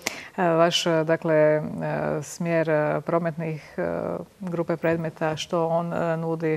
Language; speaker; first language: Croatian; native; Croatian